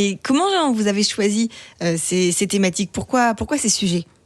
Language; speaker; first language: French; native; French